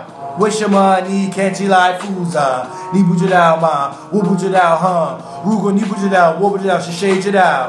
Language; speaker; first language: Chinese; non-native, learner; English